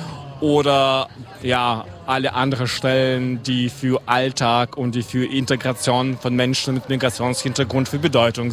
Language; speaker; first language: German; non-native, fluent; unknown